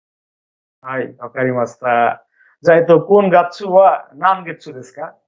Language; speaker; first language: Japanese; non-native, fluent; Bangla